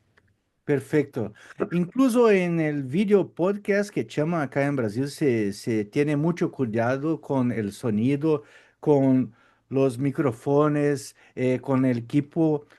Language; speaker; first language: Spanish; non-native, fluent; Portuguese